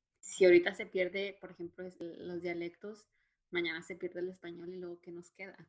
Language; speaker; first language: Spanish; native; Spanish